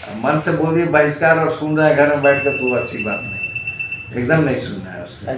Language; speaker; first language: Hindi; non-native, local second language; Bhojpuri